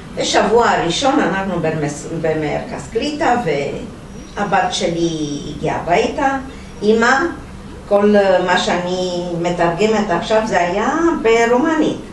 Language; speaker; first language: Hebrew; non-native, fluent; Romanian